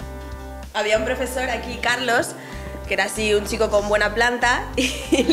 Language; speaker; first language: Spanish; native; Spanish